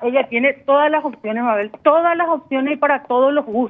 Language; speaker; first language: Spanish; native; Spanish